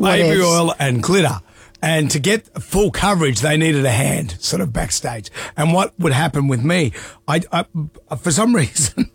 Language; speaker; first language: English; native; English